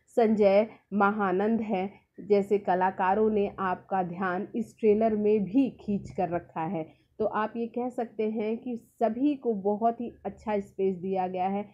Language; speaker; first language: Hindi; native; Hindi